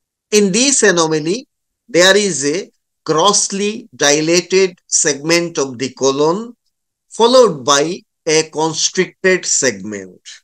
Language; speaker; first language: English; non-native, local second language; Bangla